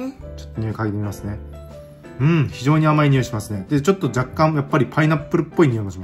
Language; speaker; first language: Japanese; native; Japanese